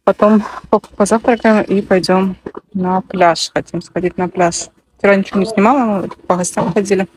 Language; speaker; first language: Russian; native; Russian